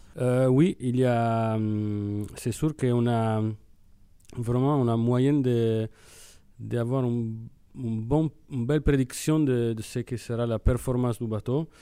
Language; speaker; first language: French; non-native, fluent; Italian